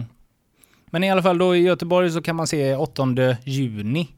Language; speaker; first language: Swedish; native; Swedish